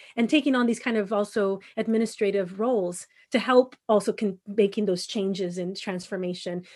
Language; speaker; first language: English; native; English